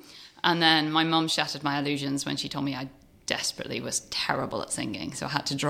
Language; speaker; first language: English; native; English